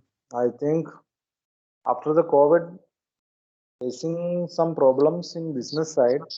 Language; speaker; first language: English; non-native, learner; Malayalam